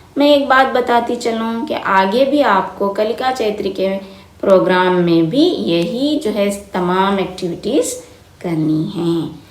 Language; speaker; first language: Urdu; native; Urdu